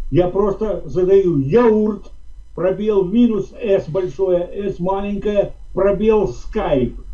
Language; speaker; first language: Russian; native; Russian